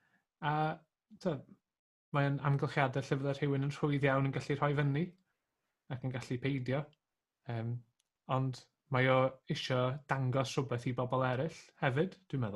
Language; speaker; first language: Welsh; native; Welsh